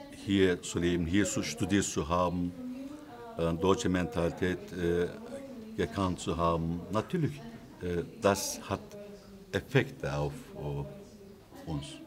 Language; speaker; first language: German; non-native, fluent; Turkish